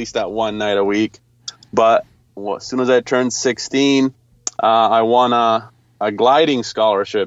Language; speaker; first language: English; early bilingual, other home language; Polish